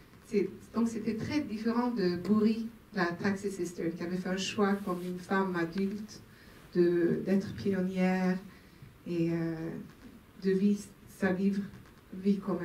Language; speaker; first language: French; non-native, local second language; Swedish